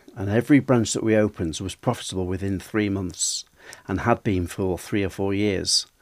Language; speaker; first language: English; native; English